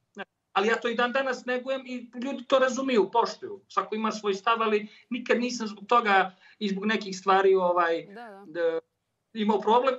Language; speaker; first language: Serbian; native; Serbian